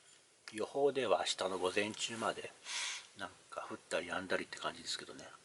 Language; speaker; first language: Japanese; native; Japanese